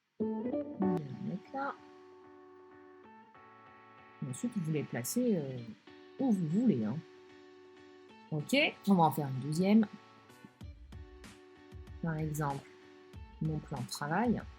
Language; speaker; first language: French; native; French